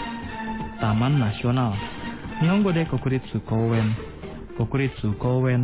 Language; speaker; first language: Japanese; non-native, fluent; Indonesian